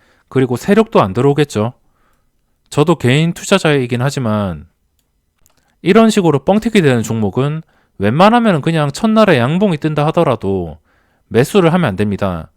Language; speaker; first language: Korean; native; Korean